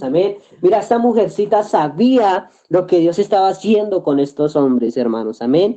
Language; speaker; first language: Spanish; native; Spanish